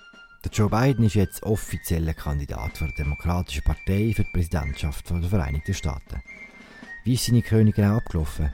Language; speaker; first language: German; native; German